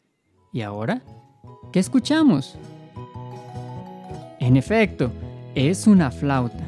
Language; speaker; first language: Spanish; native; Spanish